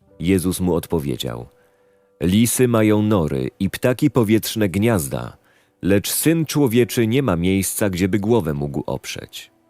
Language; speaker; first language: Polish; native; Polish